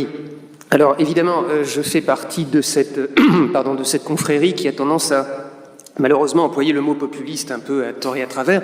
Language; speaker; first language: French; native; French